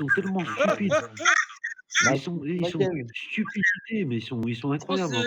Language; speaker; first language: French; native; French